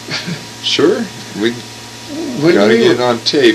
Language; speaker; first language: English; native; English